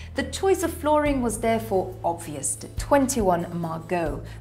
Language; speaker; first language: English; non-native, fluent; Dutch